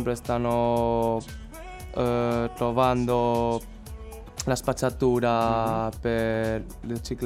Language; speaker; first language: Italian; non-native, learner; Chinese